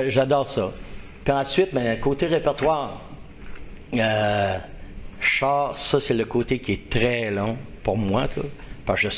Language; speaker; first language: French; native; French